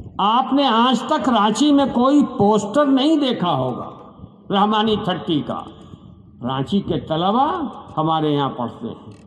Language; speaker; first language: Urdu; native; Urdu